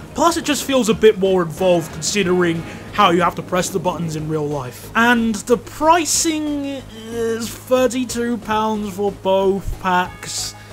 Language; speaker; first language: English; native; English